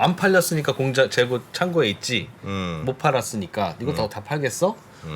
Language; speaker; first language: Korean; native; Korean